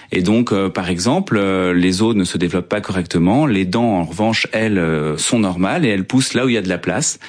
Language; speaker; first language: French; native; French